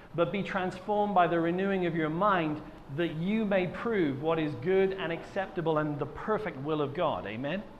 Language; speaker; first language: English; native; English